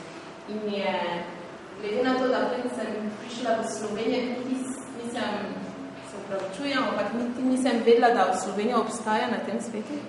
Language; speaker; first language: Slovenian; non-native, fluent; French